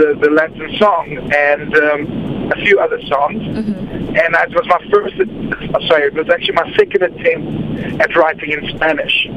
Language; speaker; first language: English; non-native, fluent; Portuguese